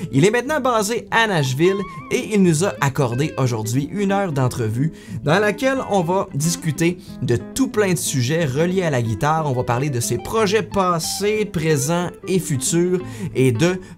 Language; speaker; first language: French; native; French